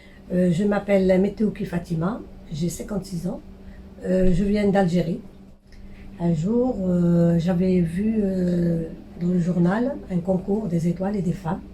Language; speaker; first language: French; non-native, local second language; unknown